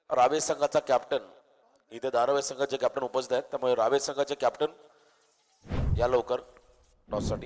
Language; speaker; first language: Marathi; native; Marathi